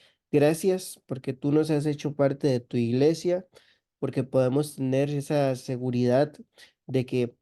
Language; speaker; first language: Spanish; native; Spanish